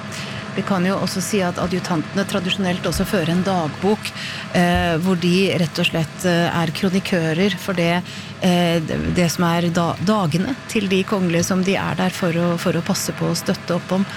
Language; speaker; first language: Norwegian; native; Norwegian